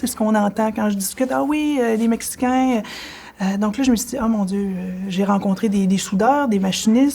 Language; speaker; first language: French; native; French